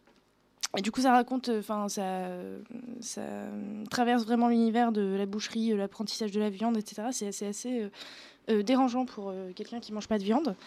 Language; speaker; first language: French; native; French